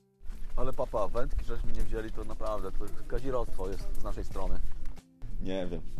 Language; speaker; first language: Polish; native; Polish